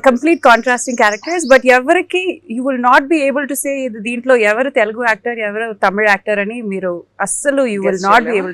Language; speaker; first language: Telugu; non-native, fluent; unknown